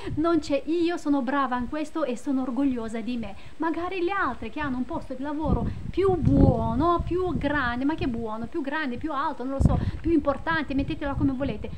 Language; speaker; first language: Italian; non-native, fluent; Romanian